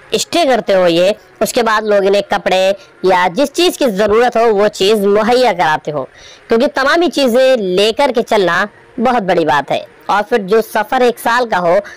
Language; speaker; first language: Hindi; native; Hindi